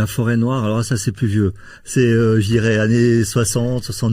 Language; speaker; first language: French; native; French